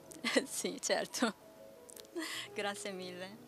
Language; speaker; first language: Italian; non-native, learner; Japanese